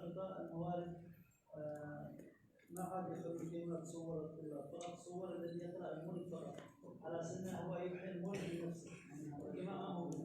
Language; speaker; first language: Arabic; native; Arabic